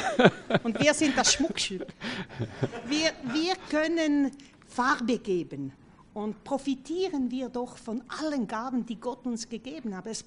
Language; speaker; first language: German; non-native, fluent; French